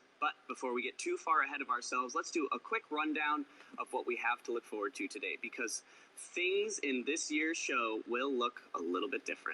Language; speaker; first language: English; native; English